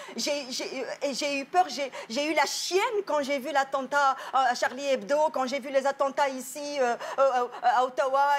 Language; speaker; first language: French; non-native, local second language; Arabic